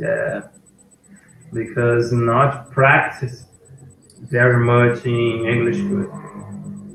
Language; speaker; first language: English; non-native, learner; Portuguese